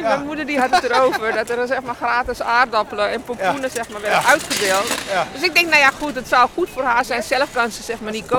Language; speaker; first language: Dutch; native; Dutch